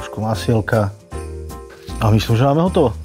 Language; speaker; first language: Slovak; native; Slovak